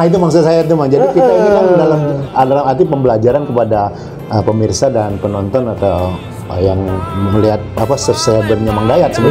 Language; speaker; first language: Indonesian; native; Indonesian